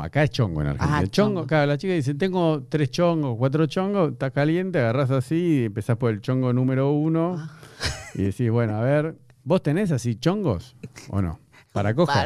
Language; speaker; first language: Spanish; native; Spanish